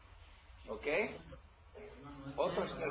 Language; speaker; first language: Spanish; non-native, learner; English